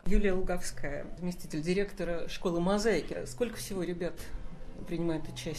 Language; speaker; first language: Russian; native; Russian